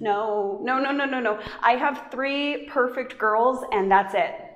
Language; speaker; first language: English; native; English